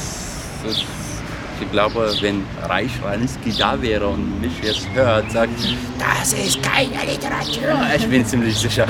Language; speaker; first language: German; non-native, fluent; Arabic